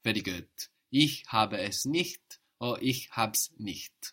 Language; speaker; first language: German; non-native, fluent; English